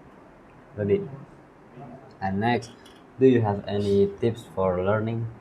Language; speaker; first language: English; non-native, learner; Indonesian